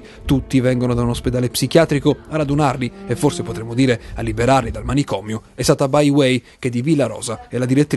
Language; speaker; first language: Italian; native; Italian